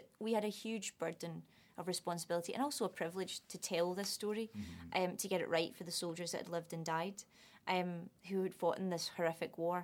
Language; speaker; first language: English; native; English